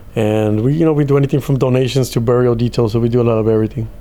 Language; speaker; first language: English; native; English